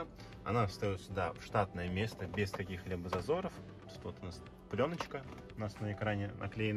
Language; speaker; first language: Russian; native; Russian